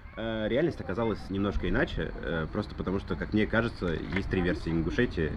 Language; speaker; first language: Russian; non-native, local second language; Ingush